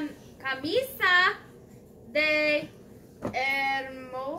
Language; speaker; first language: Spanish; non-native, learner; English